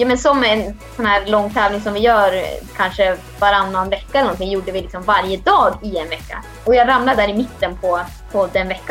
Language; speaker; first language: Swedish; native; Swedish